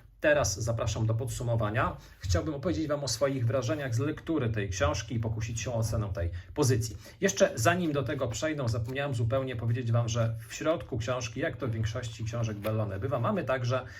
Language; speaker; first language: Polish; native; Polish